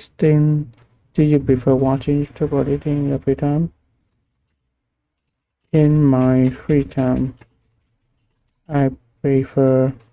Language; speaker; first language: English; non-native, learner; Vietnamese